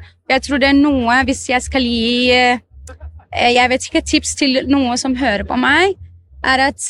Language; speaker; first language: Norwegian; non-native, learner; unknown